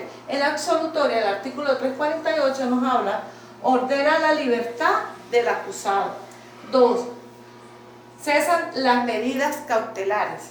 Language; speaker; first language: Spanish; native; Spanish